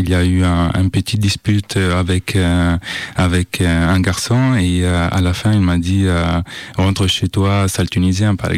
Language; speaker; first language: French; non-native, fluent; Italian